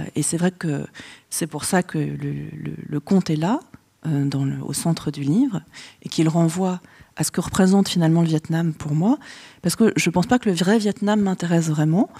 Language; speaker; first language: French; early bilingual, other home language; Vietnamese